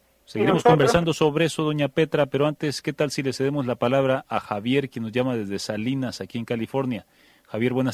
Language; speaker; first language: Spanish; native; Spanish